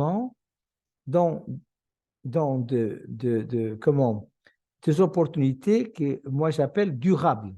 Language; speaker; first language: French; non-native, fluent; Portuguese